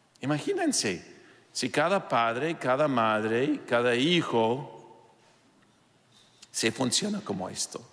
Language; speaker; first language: Spanish; non-native, fluent; English